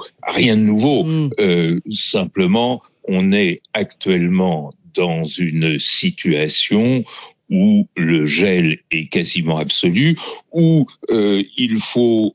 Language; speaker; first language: French; native; French